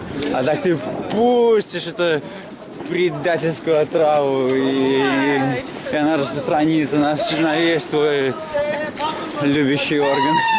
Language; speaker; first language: Russian; native; Russian